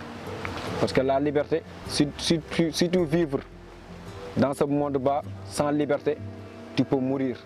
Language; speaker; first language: French; non-native, local second language; Wolof